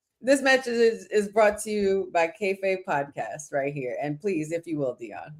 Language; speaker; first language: English; native; English